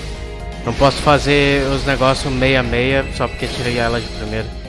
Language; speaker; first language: Portuguese; native; Portuguese